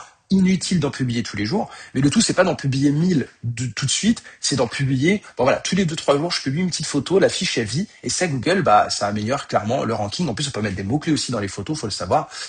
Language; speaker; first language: French; native; French